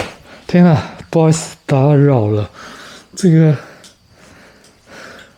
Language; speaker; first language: Chinese; native; Chinese